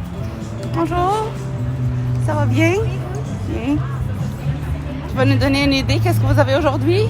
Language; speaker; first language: French; non-native, fluent; Arabic